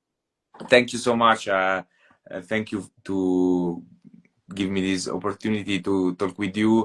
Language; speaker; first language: English; non-native, fluent; Italian